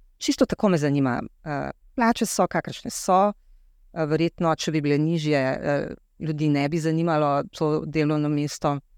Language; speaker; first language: Slovenian; native; Slovenian